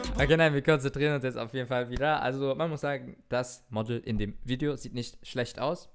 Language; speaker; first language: German; early bilingual, other home language; Turkish